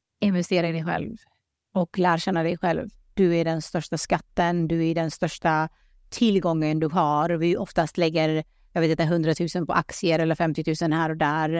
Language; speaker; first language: Swedish; early bilingual, other home language; Pashto